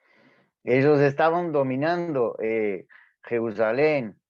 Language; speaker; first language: Spanish; non-native, fluent; Portuguese